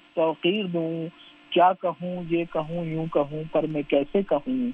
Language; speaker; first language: Urdu; native; Urdu